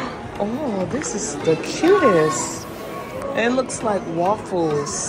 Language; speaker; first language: English; native; English